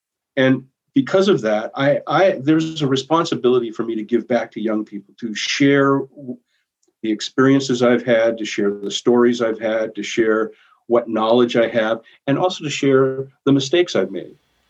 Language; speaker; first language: English; native; English